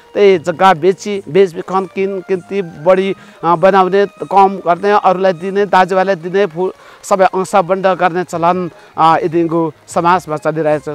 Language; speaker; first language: Nepali; non-native, local second language; Limbu